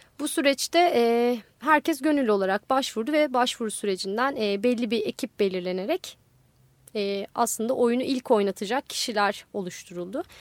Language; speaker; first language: Turkish; native; Turkish